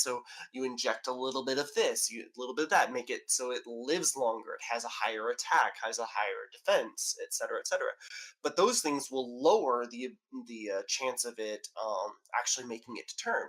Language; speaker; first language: English; native; English